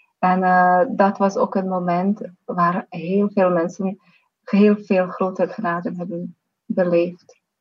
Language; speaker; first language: Dutch; non-native, fluent; Slovak